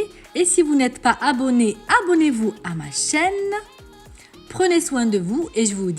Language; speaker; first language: French; native; French